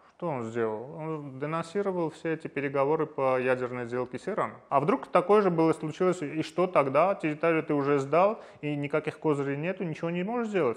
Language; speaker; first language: Russian; non-native, fluent; Armenian